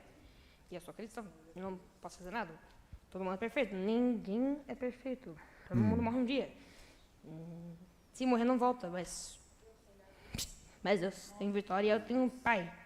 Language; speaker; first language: Portuguese; early bilingual, heritage; Portuguese